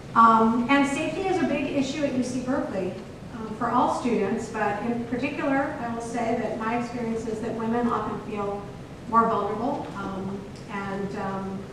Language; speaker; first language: English; native; English